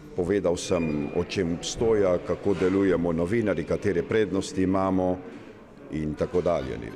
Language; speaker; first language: Slovenian; early bilingual, heritage; Slovenian